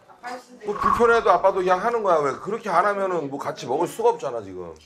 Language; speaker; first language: Korean; native; Korean